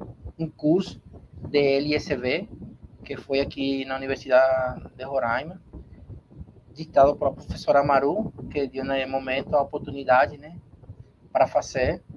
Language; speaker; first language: Portuguese; non-native, learner; Spanish